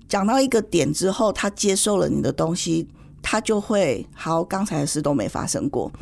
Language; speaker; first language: Chinese; native; Chinese